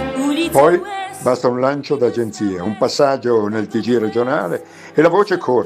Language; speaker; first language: Italian; native; Italian